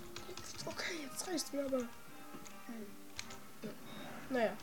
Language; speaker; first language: German; native; German